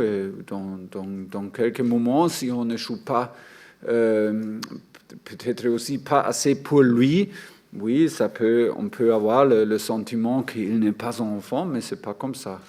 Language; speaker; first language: French; non-native, fluent; German